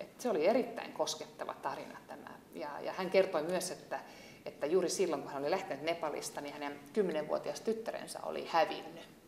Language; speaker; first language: Finnish; non-native, local second language; Swedish